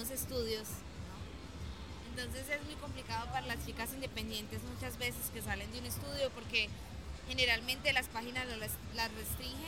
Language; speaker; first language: English; non-native, learner; Spanish